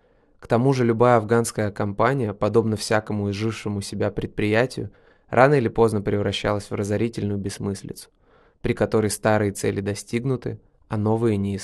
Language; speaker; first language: Russian; native; Russian